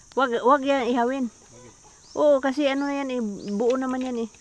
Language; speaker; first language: Filipino; native; Filipino